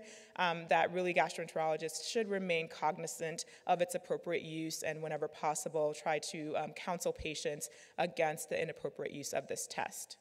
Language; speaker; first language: English; native; English